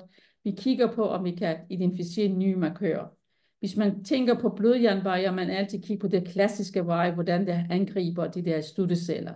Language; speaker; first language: Danish; non-native, fluent; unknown